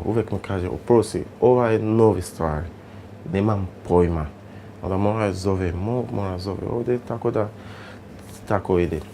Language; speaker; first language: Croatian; non-native, learner; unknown